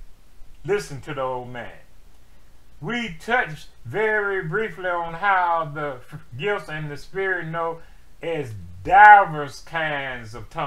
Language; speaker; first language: English; native; English